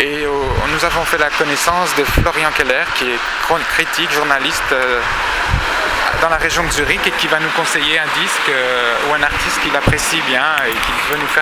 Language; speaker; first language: French; native; French